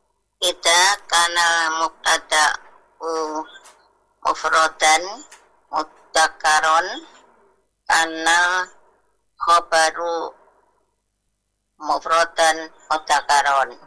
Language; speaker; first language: Arabic; non-native, learner; Indonesian